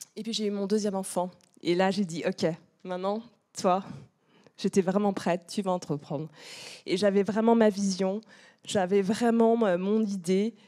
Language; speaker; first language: French; native; French